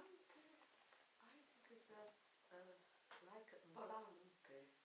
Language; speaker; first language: English; non-native, learner; Italian